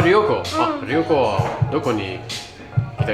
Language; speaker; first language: Japanese; non-native, learner; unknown